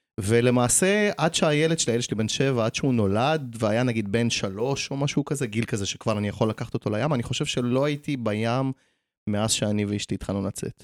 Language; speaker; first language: Hebrew; early bilingual, other home language; Russian